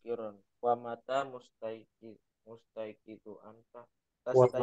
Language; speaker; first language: Arabic; non-native, learner; Indonesian